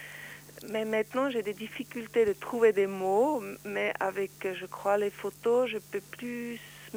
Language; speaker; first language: French; non-native, learner; Swiss German